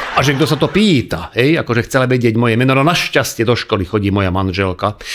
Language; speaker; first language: Slovak; non-native, local second language; Hungarian